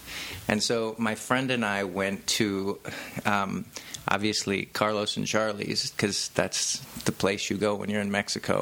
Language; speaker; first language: English; native; English